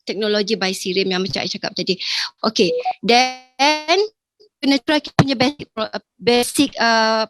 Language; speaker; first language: Malay; native; Malay